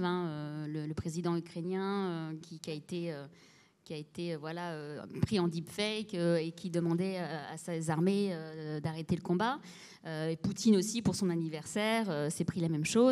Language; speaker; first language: French; native; French